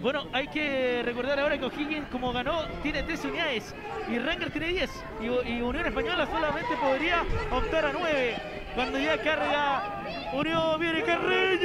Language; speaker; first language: Spanish; native; Spanish